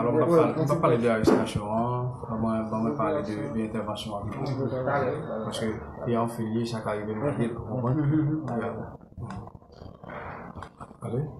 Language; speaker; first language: French; non-native, local second language; Haitian Creole